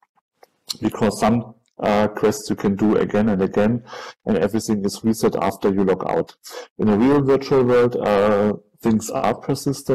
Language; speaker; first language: English; non-native, fluent; German